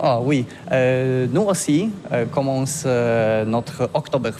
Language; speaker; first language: French; non-native, learner; Polish